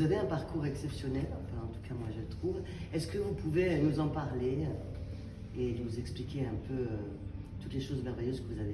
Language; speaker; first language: French; native; French